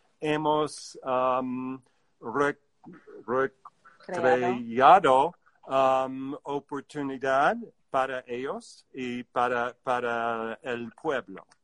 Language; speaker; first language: Spanish; non-native, learner; English